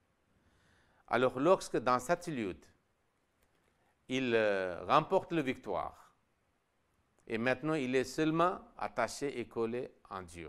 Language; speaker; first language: French; non-native, local second language; Wolof